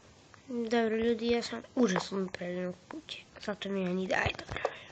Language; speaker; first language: Bosnian; native; Bosnian